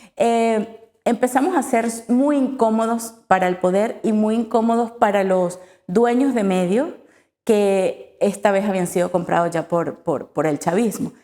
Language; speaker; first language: Spanish; native; Spanish